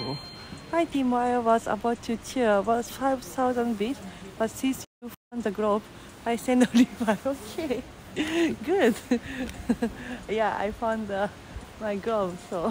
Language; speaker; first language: English; non-native, fluent; Japanese